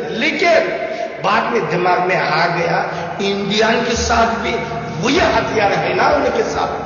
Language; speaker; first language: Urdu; non-native, learner; Uyghur